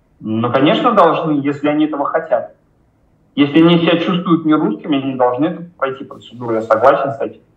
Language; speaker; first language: Russian; native; Russian